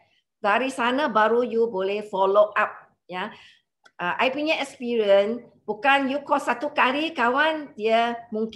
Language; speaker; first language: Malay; non-native, local second language; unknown